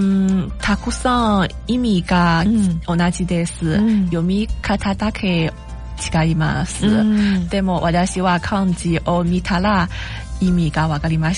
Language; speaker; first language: Japanese; non-native, learner; Chinese